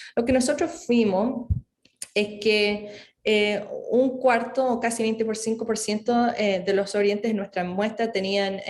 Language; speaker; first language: Spanish; early bilingual, other home language; English